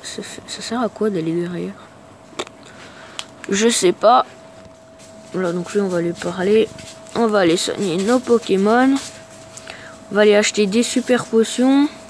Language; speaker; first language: French; native; French